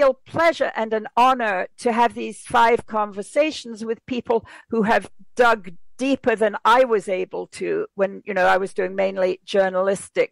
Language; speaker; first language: English; native; English